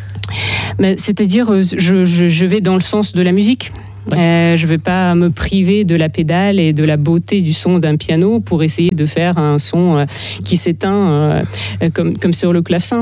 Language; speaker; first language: French; non-native, fluent; Russian